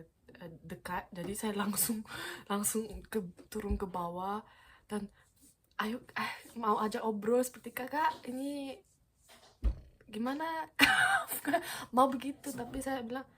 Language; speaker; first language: Indonesian; non-native, fluent; Korean